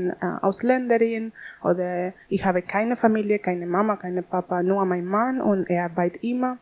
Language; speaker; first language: German; non-native, learner; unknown